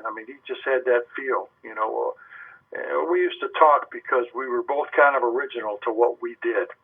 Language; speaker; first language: English; native; English